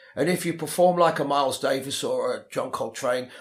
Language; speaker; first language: English; native; English